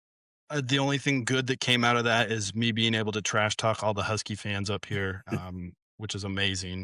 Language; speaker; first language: English; native; English